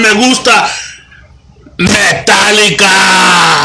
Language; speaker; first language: Spanish; native; Spanish